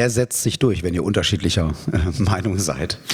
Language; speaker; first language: German; native; German